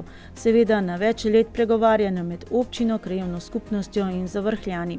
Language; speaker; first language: Slovenian; native; Slovenian